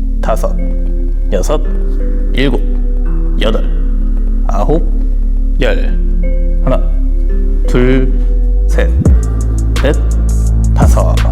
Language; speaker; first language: Korean; native; Korean